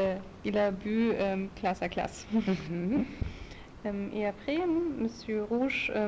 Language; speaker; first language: French; non-native, learner; German